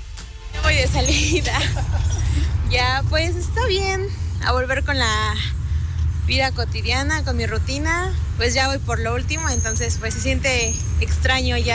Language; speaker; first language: Spanish; native; Spanish